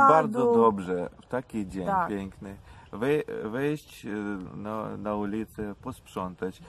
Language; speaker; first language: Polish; non-native, learner; Ukrainian